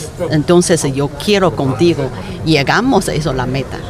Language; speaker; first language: Spanish; non-native, learner; Chinese